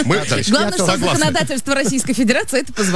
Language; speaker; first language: Russian; native; Russian